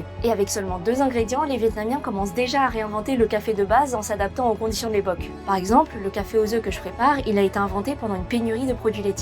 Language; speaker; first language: French; native; French